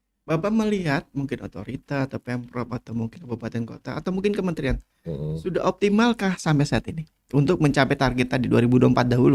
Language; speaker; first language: Indonesian; native; Indonesian